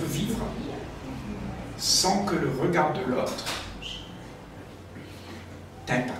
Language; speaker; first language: French; native; French